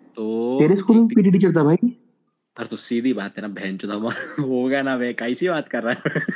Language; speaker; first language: Hindi; native; Hindi